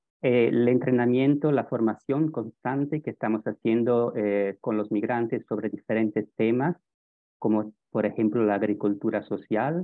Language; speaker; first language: Spanish; non-native, fluent; Italian